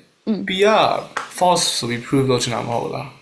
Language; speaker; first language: Burmese; native; Burmese